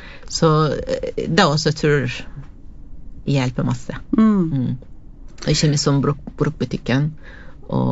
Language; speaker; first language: Norwegian; non-native, fluent; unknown